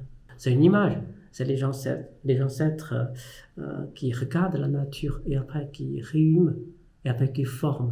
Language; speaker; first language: French; non-native, fluent; Chinese